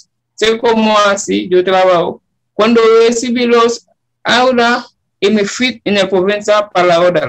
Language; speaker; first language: Spanish; non-native, learner; Haitian Creole